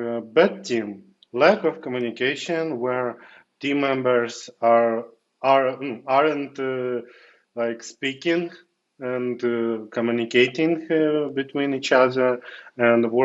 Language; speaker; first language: English; non-native, fluent; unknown